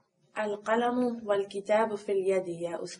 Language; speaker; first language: Arabic; non-native, learner; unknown